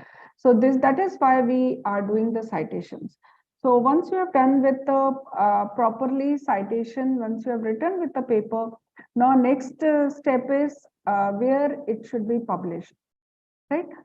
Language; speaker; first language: English; non-native, local second language; Hindi